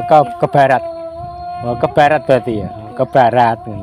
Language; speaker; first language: Indonesian; non-native, local second language; Javanese